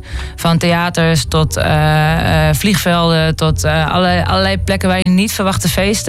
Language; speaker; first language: Dutch; native; Dutch